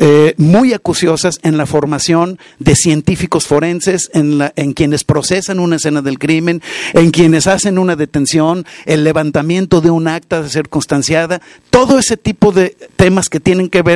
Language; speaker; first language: Spanish; native; Spanish